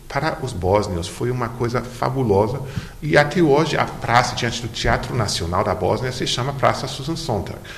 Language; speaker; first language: Portuguese; non-native, fluent; English